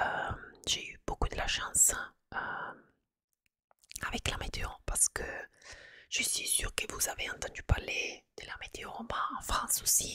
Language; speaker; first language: French; non-native, fluent; Italian